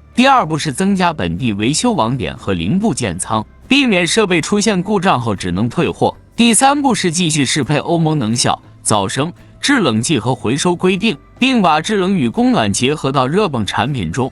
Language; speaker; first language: Chinese; native; Chinese